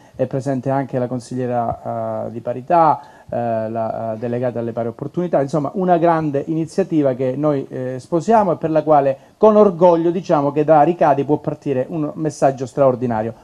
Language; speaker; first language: Italian; native; Italian